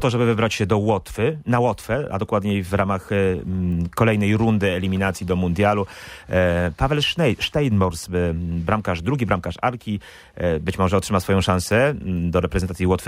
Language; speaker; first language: Polish; native; Polish